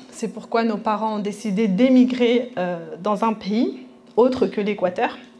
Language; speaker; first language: French; early bilingual, other home language; Spanish